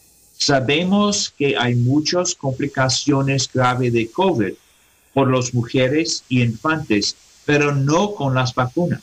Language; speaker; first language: Spanish; non-native, learner; English